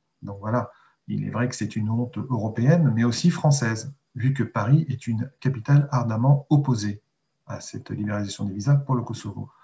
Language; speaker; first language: French; native; French